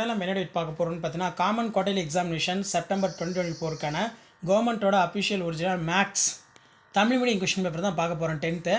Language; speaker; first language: Tamil; native; Tamil